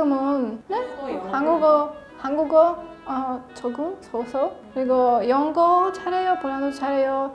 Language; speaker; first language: Korean; non-native, learner; Polish